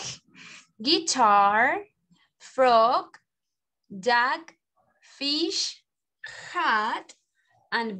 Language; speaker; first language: English; non-native, learner; Spanish